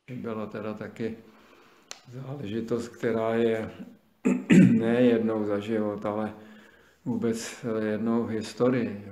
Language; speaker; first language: Czech; native; Czech